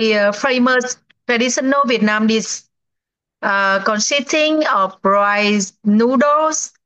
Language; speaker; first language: English; non-native, learner; Vietnamese